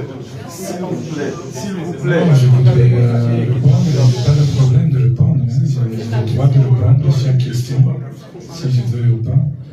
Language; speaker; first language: French; non-native, local second language; Dutch